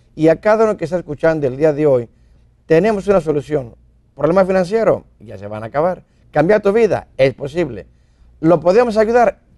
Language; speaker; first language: Spanish; non-native, fluent; Greek